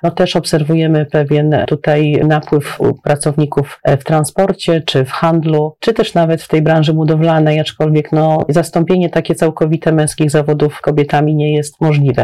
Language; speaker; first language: Polish; native; Polish